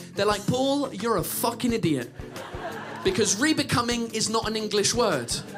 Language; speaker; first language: English; native; English